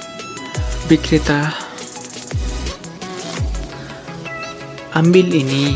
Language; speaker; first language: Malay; non-native, learner; Nepali